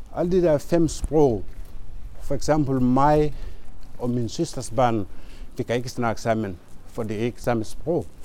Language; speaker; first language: Danish; non-native, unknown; Mandingo